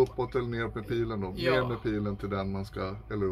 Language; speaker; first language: Swedish; native; Swedish